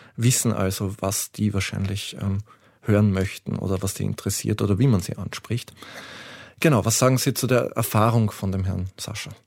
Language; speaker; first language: German; native; German